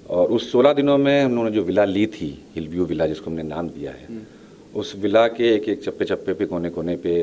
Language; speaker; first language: Hindi; native; Hindi